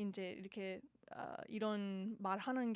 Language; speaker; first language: Korean; early bilingual, heritage; Korean